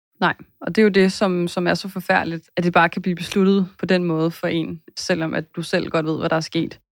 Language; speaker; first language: Danish; native; Danish